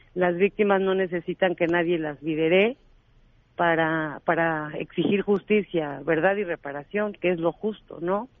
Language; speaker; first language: Spanish; native; Spanish